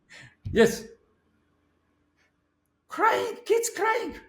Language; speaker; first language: English; non-native, learner; Mongolian